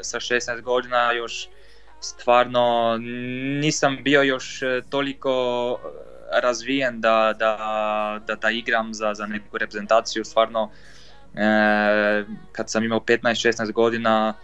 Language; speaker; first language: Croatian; non-native, fluent; Polish